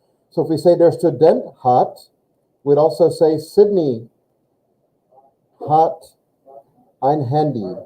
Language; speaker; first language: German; non-native, fluent; English